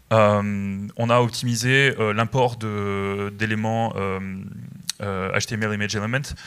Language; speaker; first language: French; native; French